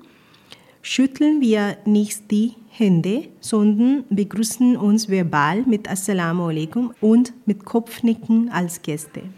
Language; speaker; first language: German; non-native, fluent; Punjabi